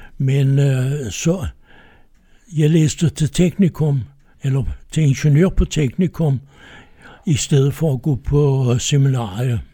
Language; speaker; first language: Danish; native; Danish